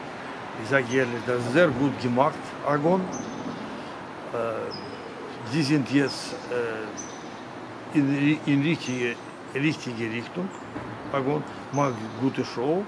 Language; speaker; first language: German; non-native, learner; Russian